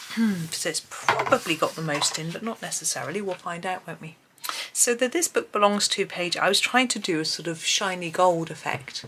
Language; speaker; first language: English; native; English